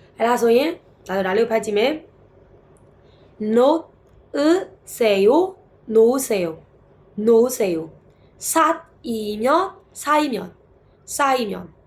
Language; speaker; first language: Korean; non-native, fluent; Burmese